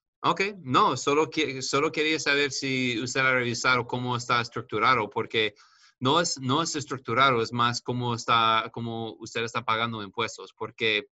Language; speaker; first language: Spanish; non-native, fluent; English